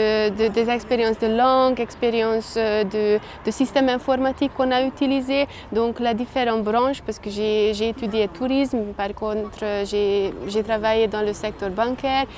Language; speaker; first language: French; non-native, fluent; Hungarian